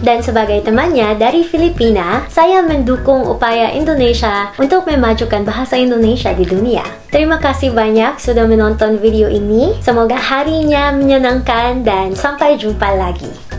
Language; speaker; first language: Indonesian; non-native, fluent; Filipino